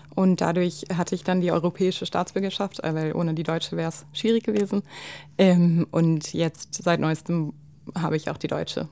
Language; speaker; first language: German; native; German